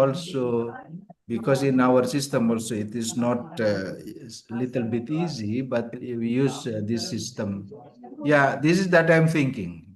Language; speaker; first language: English; non-native, learner; Indonesian